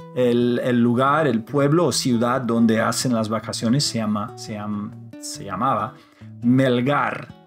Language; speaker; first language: Spanish; non-native, fluent; English